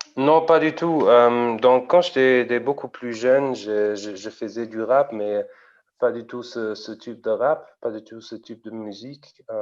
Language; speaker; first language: French; non-native, fluent; German